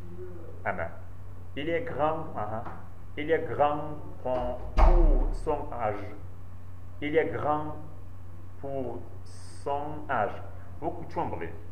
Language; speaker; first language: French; non-native, learner; Central Kurdish